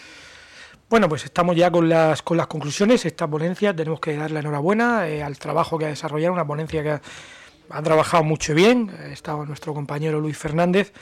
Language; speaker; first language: Spanish; native; Spanish